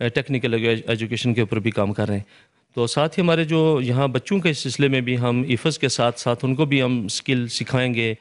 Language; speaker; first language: Urdu; non-native, local second language; Punjabi